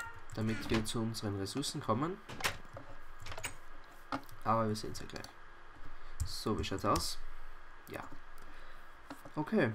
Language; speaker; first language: German; native; German